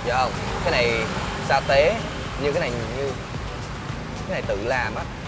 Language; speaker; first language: Vietnamese; native; Vietnamese